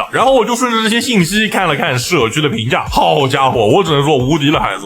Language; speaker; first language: Chinese; native; Chinese